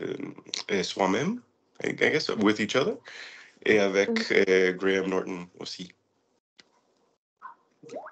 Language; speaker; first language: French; non-native, learner; English